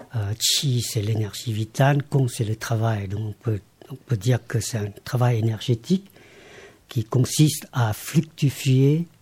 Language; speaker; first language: French; non-native, fluent; Lao